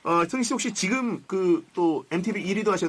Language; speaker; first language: Korean; native; Korean